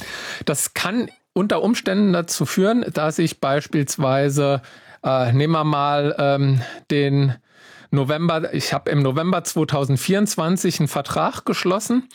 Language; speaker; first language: German; native; German